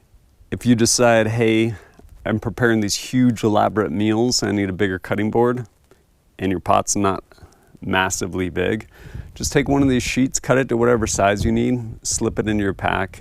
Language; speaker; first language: English; native; English